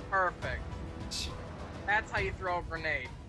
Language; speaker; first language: English; native; English